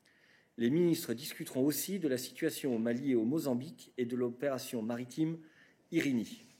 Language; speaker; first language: French; native; French